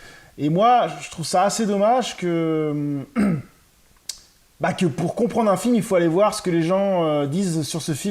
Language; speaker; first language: French; native; French